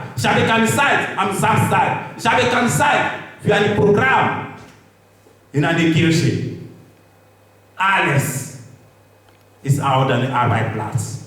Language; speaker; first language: German; non-native, learner; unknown